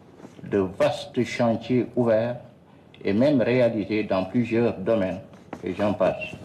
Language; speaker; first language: French; non-native, local second language; Wolof